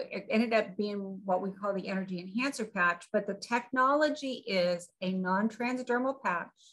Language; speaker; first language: English; native; English